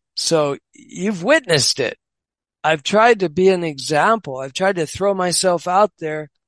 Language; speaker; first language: English; native; English